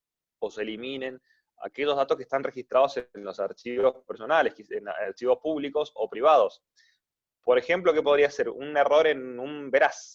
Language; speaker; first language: Spanish; native; Spanish